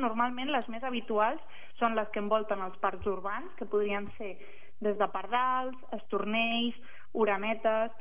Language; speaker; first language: Catalan; native; Catalan